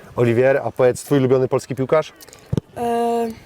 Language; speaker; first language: Polish; native; Polish